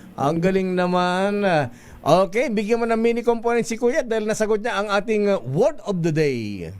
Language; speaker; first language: Filipino; non-native, local second language; Iloko